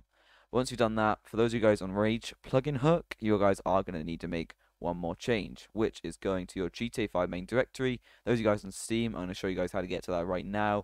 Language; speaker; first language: English; native; English